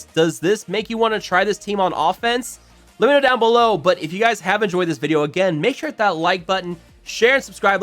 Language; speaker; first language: English; native; English